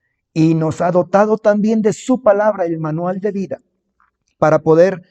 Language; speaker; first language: Spanish; native; Spanish